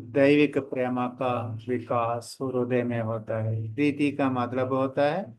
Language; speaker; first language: Hindi; non-native, local second language; Telugu